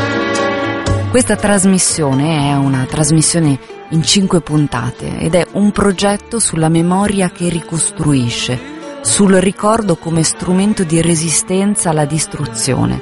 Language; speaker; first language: Italian; native; Italian